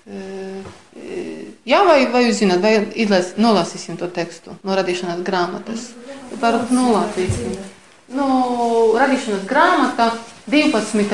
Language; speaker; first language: Latvian; non-native, fluent; Polish